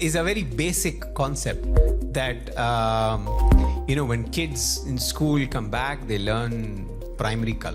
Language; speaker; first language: English; non-native, local second language; Punjabi